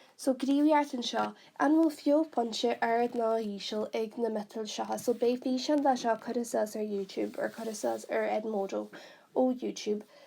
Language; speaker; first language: Irish; non-native, local second language; English